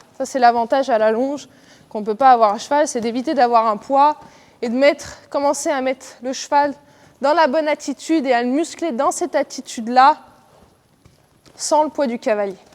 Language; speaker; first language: French; native; French